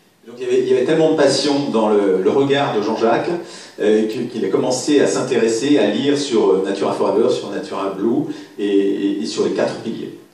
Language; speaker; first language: French; native; French